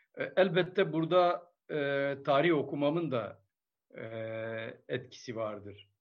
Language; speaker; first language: Turkish; non-native, local second language; Kurdish